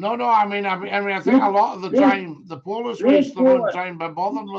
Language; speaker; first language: English; native; English